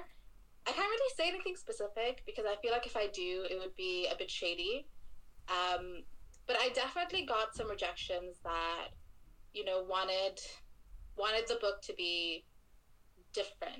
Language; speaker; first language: English; non-native, local second language; Bangla